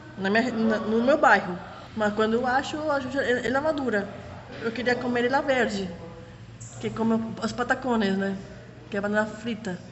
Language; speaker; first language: Portuguese; non-native, fluent; Spanish